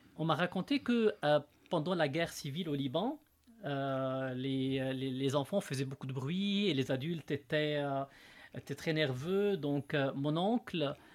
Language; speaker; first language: French; non-native, local second language; Arabic